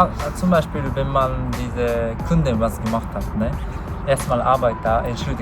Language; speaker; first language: German; non-native, learner; Japanese